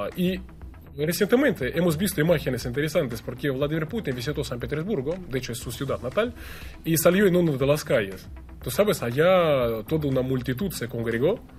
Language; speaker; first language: Spanish; non-native, fluent; Russian